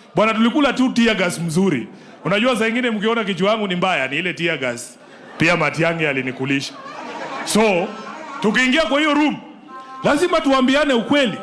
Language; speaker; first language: Swahili; non-native, local second language; Luyia